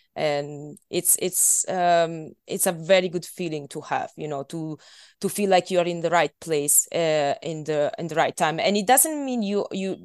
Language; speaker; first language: English; non-native, fluent; Italian